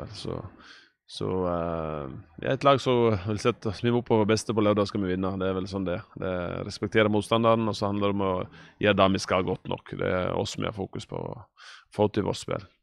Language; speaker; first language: Norwegian; native; Norwegian